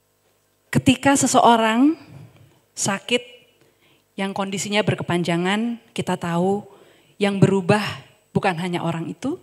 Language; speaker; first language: Indonesian; native; Indonesian